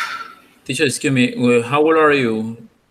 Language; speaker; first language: English; non-native, learner; Spanish